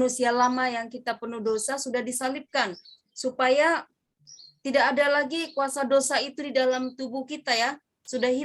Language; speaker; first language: Indonesian; native; Indonesian